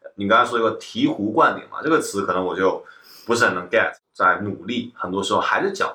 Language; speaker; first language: Chinese; native; Chinese